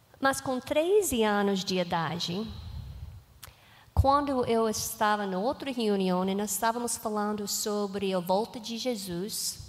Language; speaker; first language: Portuguese; non-native, learner; English